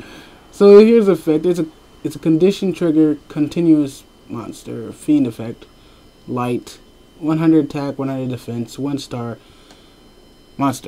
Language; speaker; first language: English; native; English